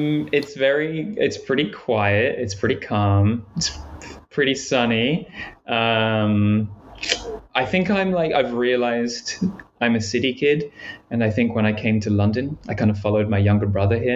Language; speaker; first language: English; native; English